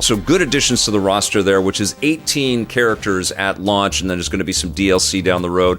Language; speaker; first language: English; native; English